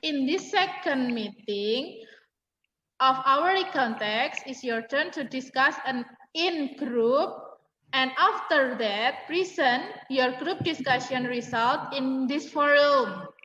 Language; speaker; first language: English; non-native, fluent; Indonesian